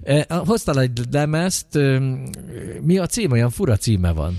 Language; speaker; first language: Hungarian; native; Hungarian